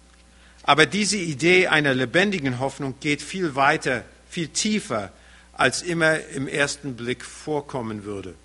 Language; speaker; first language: German; early bilingual, heritage; German